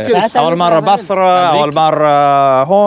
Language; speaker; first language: Arabic; non-native, learner; English